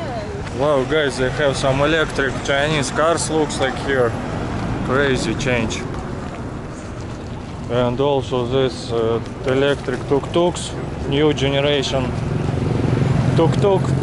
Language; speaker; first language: English; non-native, fluent; Russian